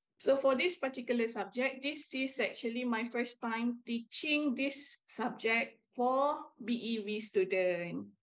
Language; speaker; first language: English; non-native, local second language; Malay